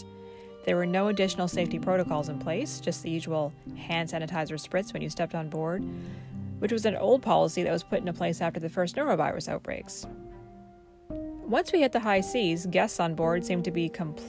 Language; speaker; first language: English; native; English